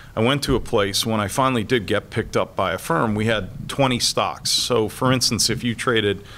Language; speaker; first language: English; native; English